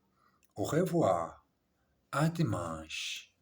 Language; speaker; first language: French; non-native, learner; English